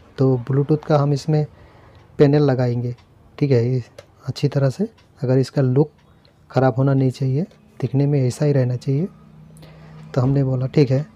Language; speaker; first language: Hindi; native; Hindi